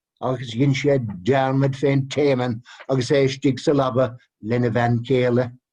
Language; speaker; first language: Irish; native; Irish